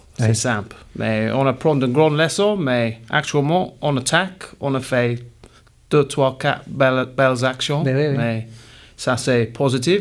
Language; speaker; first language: French; non-native, learner; English